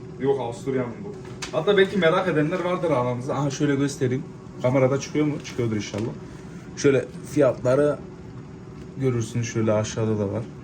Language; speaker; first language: Turkish; early bilingual, heritage; Turkish